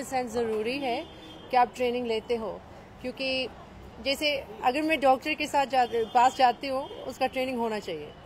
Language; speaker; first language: Hindi; early bilingual, heritage; Hindi